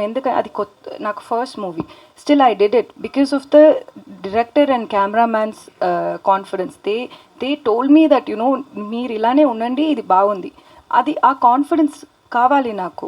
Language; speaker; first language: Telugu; non-native, local second language; Tamil